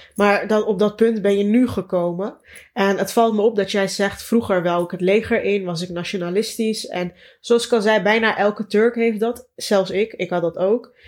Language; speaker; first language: Dutch; early bilingual, other home language; Turkish